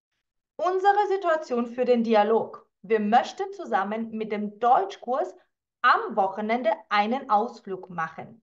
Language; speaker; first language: German; non-native, fluent; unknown